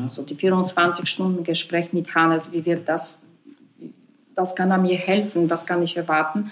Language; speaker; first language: German; non-native, fluent; Polish